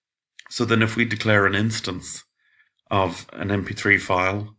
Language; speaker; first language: English; native; English